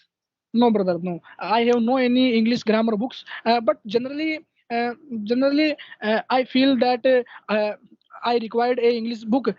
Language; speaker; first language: English; non-native, learner; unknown